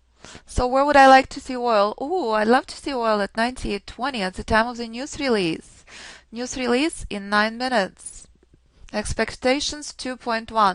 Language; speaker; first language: English; non-native, fluent; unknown